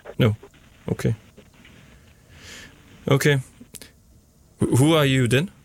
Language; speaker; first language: English; non-native, learner; Danish